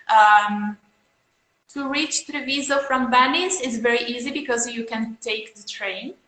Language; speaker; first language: English; non-native, fluent; Italian